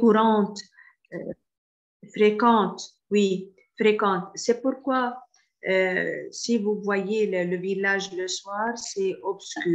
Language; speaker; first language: French; non-native, fluent; Arabic